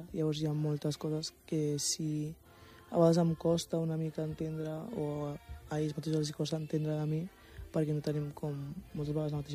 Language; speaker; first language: Catalan; early bilingual, other home language; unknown